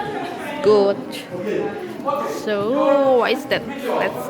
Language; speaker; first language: English; non-native, learner; Indonesian